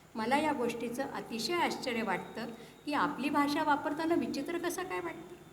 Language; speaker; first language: Marathi; early bilingual, heritage; Marathi